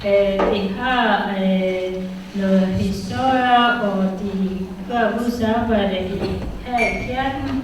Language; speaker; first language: Danish; non-native, learner; Kinyarwanda